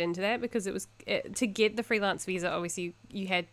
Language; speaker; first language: English; native; English